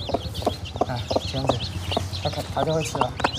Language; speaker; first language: Chinese; native; Chinese